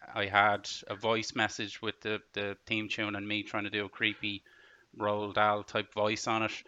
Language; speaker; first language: English; native; English